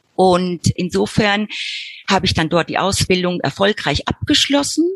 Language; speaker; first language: German; early bilingual, heritage; Spanish